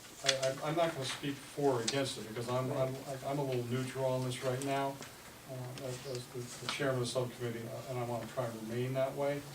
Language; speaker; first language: English; native; English